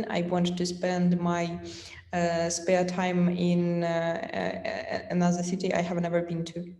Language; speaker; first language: English; non-native, fluent; Russian